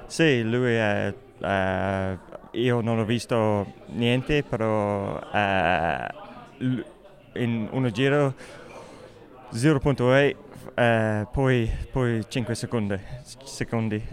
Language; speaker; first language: Italian; non-native, learner; English